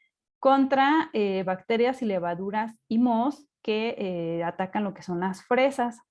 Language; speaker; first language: Spanish; native; Spanish